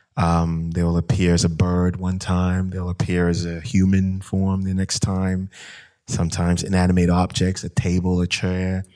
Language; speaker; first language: English; non-native, local second language; Akan